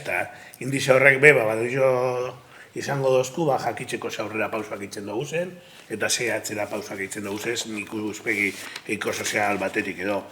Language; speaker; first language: Basque; native; Basque